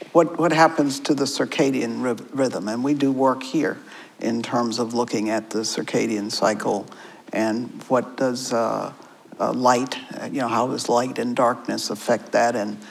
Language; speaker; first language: English; native; English